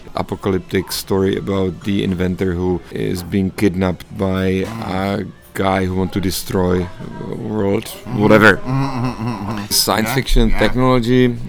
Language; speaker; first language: English; non-native, fluent; Czech